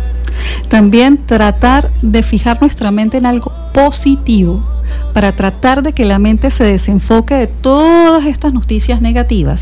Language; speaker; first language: Spanish; native; Spanish